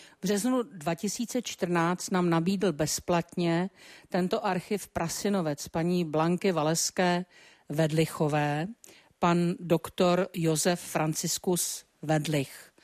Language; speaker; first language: Czech; native; Czech